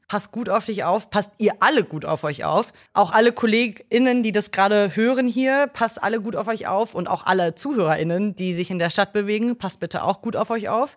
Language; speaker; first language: German; native; German